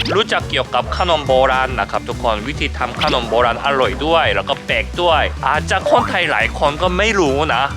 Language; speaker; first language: Thai; non-native, fluent; Korean